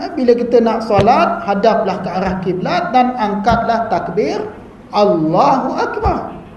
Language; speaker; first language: Malay; native; Malay